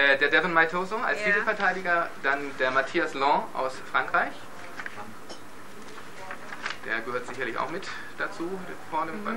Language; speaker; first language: German; native; German